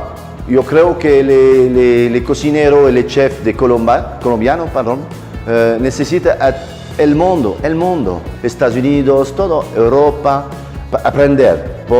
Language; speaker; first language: Spanish; non-native, learner; French